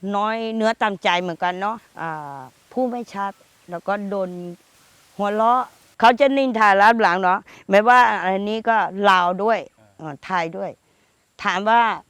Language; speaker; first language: Thai; non-native, local second language; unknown